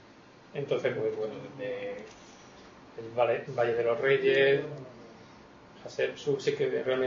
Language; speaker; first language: Spanish; native; Spanish